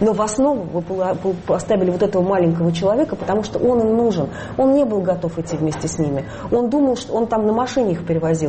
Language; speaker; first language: Russian; native; Russian